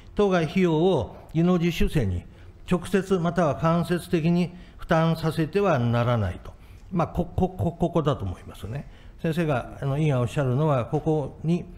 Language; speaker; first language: Japanese; native; Japanese